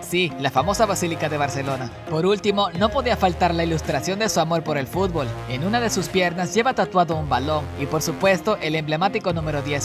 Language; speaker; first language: Spanish; native; Spanish